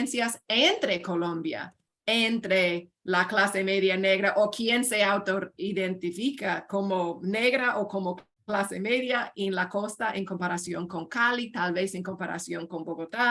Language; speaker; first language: Spanish; non-native, fluent; English